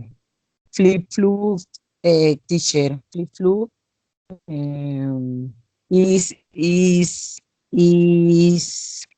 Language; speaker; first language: English; non-native, learner; Spanish